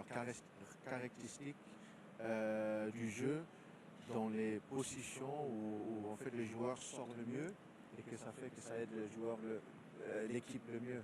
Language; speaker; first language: French; non-native, fluent; Danish